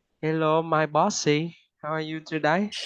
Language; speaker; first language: English; non-native, fluent; Vietnamese